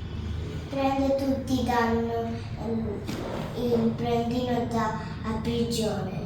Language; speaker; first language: Italian; early bilingual, other home language; Bangla